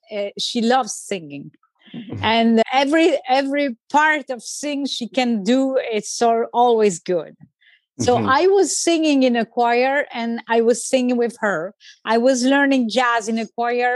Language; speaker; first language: English; non-native, learner; French